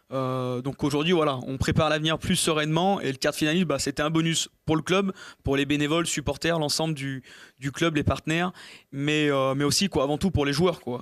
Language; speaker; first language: French; native; French